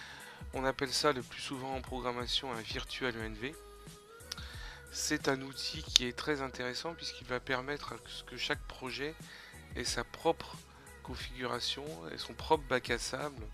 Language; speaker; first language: French; native; French